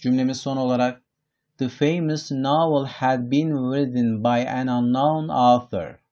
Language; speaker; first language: English; non-native, fluent; Turkish